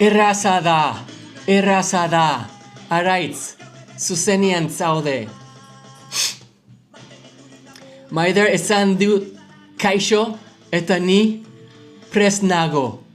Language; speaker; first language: Basque; non-native, learner; English